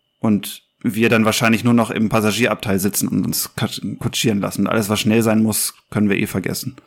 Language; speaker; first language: German; native; German